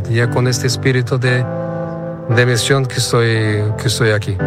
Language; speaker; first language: Spanish; non-native, fluent; Portuguese